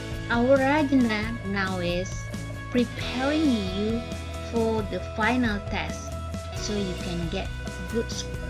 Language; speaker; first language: English; non-native, fluent; Indonesian